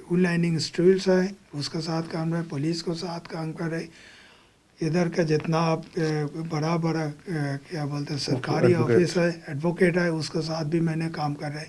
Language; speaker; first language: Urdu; non-native, fluent; Bangla